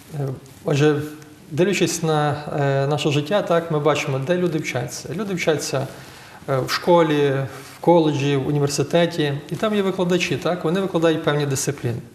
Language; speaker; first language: Ukrainian; native; Ukrainian